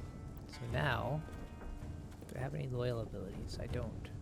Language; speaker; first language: English; native; English